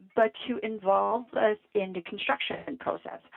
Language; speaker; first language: English; non-native, fluent; Vietnamese